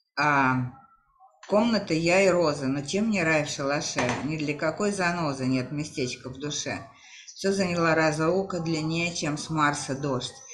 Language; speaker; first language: Russian; native; Russian